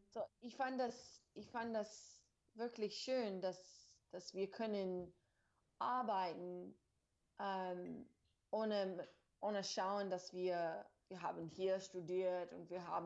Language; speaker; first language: German; non-native, learner; English